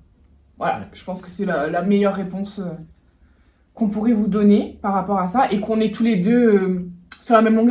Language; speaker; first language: French; native; French